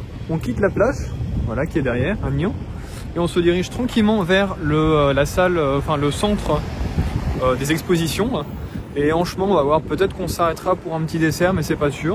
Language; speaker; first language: French; native; French